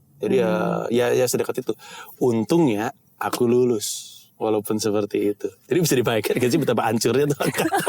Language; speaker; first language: Indonesian; native; Indonesian